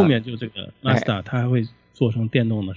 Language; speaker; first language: Chinese; native; Chinese